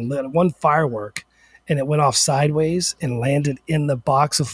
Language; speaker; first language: English; native; English